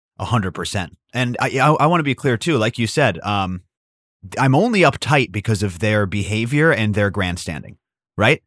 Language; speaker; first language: English; native; English